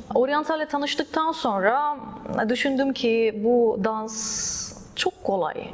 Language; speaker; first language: Turkish; early bilingual, other home language; Russian